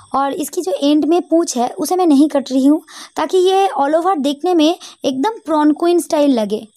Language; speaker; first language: Hindi; non-native, local second language; Bangla